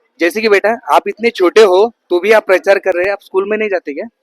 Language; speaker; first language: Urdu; non-native, local second language; Marathi